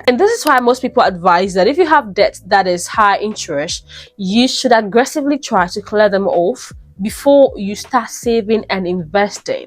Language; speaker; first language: English; native; English